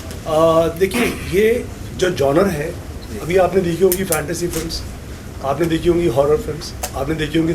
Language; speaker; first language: Hindi; non-native, local second language; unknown